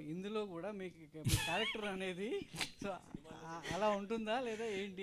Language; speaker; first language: Telugu; native; Telugu